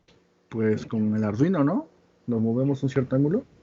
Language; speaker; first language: Spanish; native; Spanish